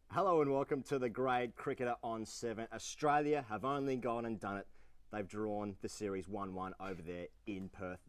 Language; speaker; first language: English; native; English